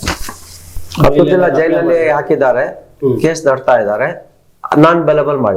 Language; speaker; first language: Kannada; non-native, local second language; Telugu